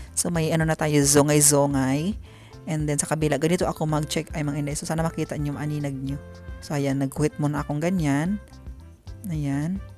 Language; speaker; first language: Filipino; non-native, local second language; Cebuano